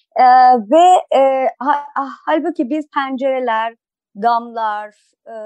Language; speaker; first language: Turkish; non-native, fluent; Persian